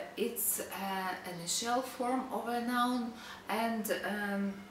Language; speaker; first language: English; non-native, fluent; Russian